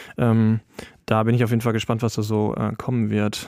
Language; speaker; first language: German; native; German